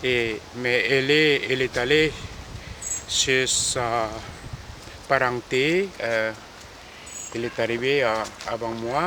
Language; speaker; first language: French; non-native, fluent; Korean